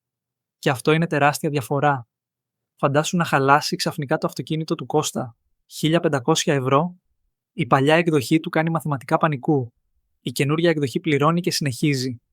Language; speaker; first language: Greek; native; Greek